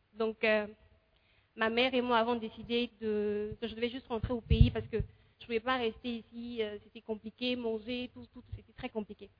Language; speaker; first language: French; non-native, fluent; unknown